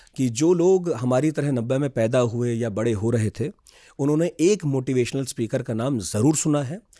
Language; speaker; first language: Hindi; native; Hindi